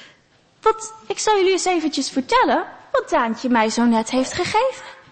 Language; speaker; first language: Dutch; native; Dutch